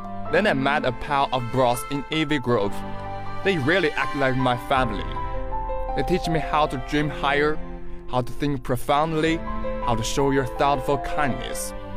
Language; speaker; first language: English; non-native, fluent; Chinese